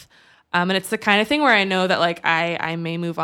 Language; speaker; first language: English; native; English